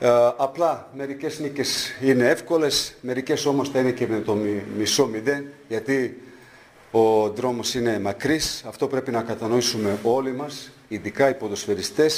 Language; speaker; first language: Greek; non-native, fluent; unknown